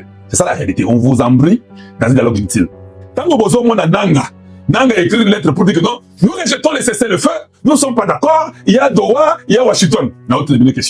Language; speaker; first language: French; non-native, local second language; Lingala